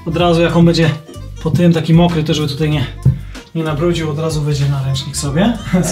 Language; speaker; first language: Polish; native; Polish